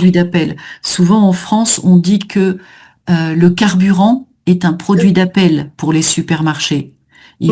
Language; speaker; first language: French; native; French